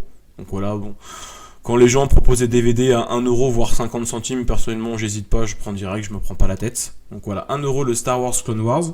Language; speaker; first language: French; native; French